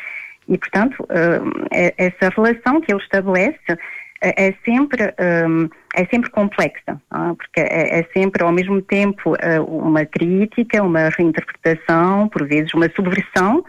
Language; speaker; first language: Portuguese; native; Portuguese